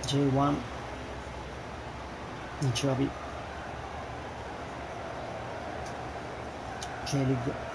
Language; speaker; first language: Japanese; non-native, learner; Italian